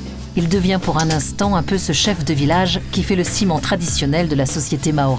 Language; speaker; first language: French; native; French